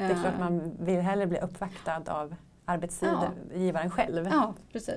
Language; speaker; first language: Swedish; native; Swedish